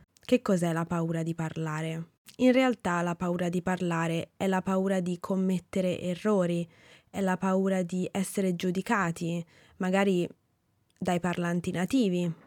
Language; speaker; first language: Italian; native; Italian